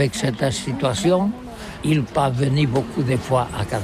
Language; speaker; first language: French; non-native, learner; Catalan